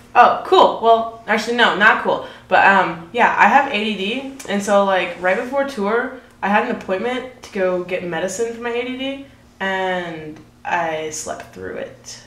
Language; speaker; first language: English; native; English